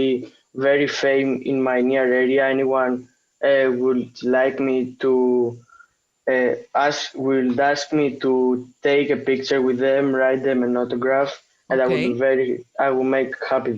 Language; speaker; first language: English; non-native, fluent; Greek